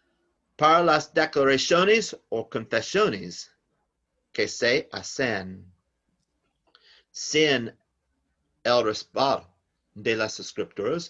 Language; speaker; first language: Spanish; non-native, learner; English